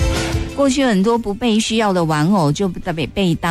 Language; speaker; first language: Chinese; native; Chinese